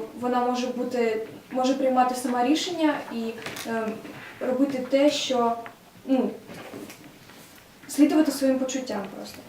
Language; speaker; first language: Ukrainian; non-native, local second language; Russian